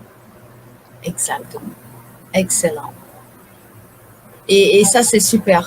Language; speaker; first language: French; non-native, fluent; Portuguese